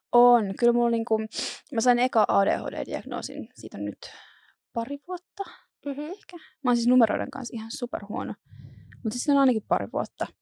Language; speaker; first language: Finnish; native; Finnish